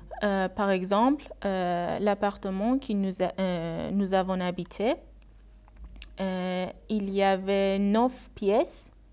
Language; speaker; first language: French; non-native, learner; Persian